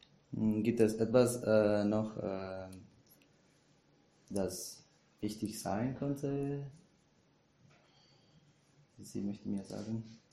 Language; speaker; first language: German; non-native, learner; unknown